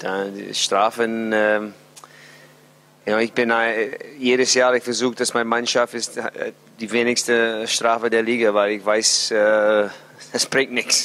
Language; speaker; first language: German; non-native, fluent; English